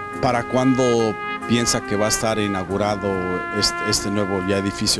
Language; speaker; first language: Spanish; native; Spanish